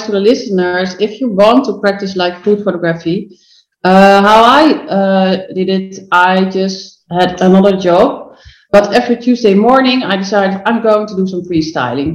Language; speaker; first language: English; non-native, fluent; Dutch